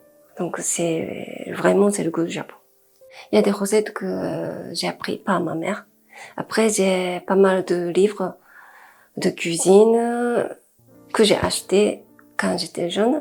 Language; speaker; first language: French; non-native, fluent; Japanese